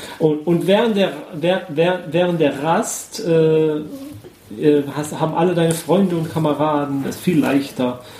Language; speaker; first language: German; native; German